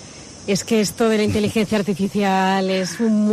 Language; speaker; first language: Spanish; native; Spanish